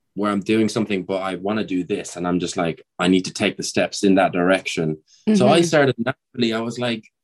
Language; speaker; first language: English; native; English